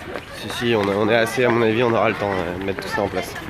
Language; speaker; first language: French; native; French